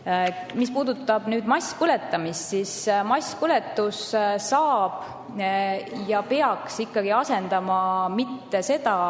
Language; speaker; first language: Estonian; native; Estonian